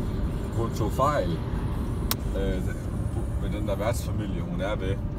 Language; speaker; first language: Danish; native; Danish